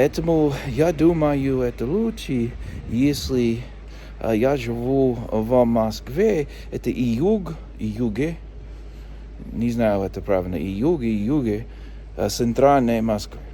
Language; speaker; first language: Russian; non-native, learner; English